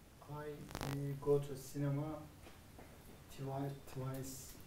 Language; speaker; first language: English; non-native, learner; Turkish